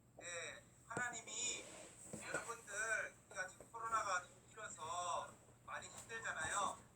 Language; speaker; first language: Korean; native; Korean